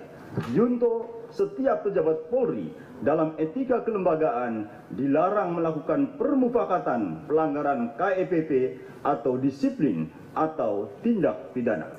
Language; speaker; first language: Indonesian; native; Indonesian